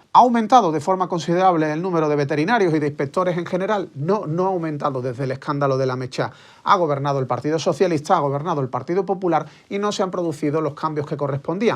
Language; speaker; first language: Spanish; native; Spanish